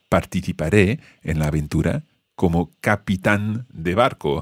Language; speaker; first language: Spanish; non-native, fluent; English